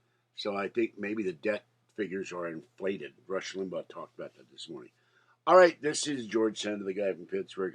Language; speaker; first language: English; native; English